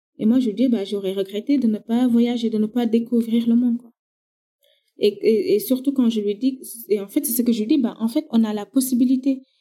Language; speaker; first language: French; non-native, local second language; Wolof